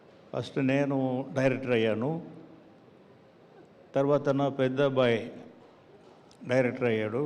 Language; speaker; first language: Telugu; non-native, learner; Tamil